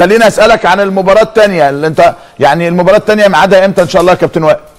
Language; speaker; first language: Arabic; native; Arabic